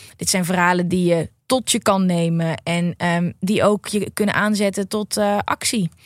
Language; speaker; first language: Dutch; native; Dutch